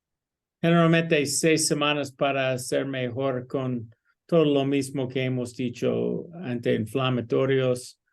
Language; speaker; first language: Spanish; non-native, learner; English